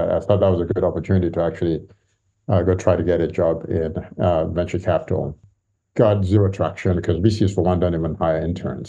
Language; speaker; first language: English; non-native, local second language; Yoruba